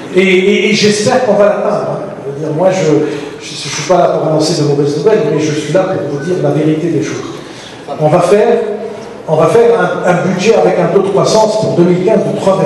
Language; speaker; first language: French; non-native, local second language; Arabic